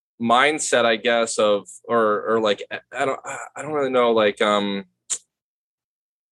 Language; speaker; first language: English; native; English